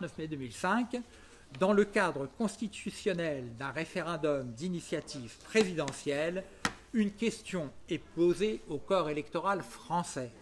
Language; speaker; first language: French; native; French